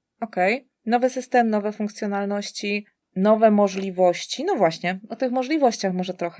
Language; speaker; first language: Polish; native; Polish